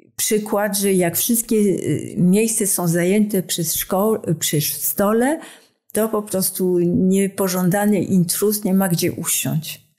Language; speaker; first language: Polish; non-native, fluent; French